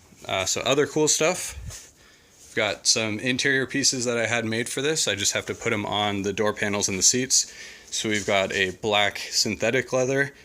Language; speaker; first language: English; native; English